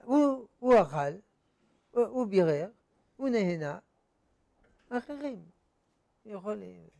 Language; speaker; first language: Hebrew; non-native, fluent; French